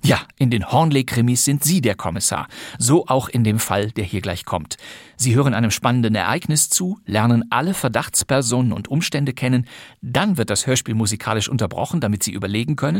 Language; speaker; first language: German; native; German